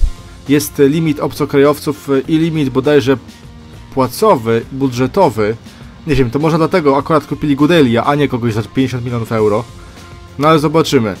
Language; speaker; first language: Polish; native; Polish